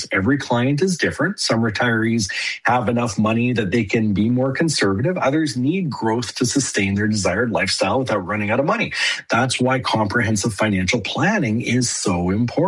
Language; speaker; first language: English; native; English